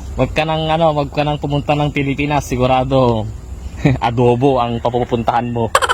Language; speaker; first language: Filipino; non-native, local second language; Iloko